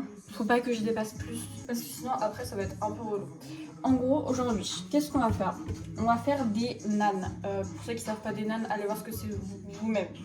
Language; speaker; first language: French; native; French